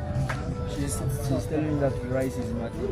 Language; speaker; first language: English; non-native, fluent; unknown